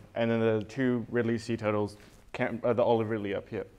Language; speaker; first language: English; native; English